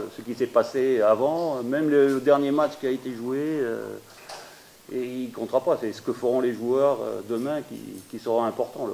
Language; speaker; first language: French; native; French